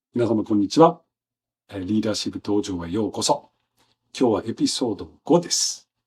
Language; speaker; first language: Japanese; non-native, fluent; Danish